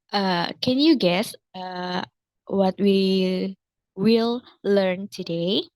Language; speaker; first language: English; non-native, fluent; Indonesian